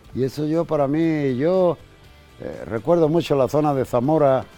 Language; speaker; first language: Spanish; native; Spanish